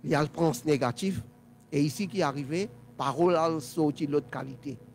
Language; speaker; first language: French; non-native, learner; Telugu